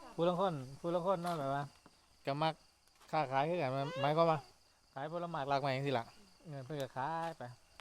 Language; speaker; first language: Thai; native; Thai